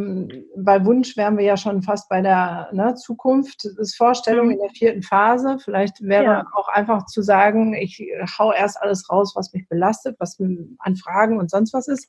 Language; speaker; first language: German; native; German